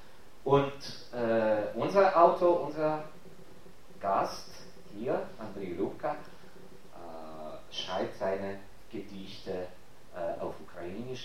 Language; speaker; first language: German; non-native, fluent; Ukrainian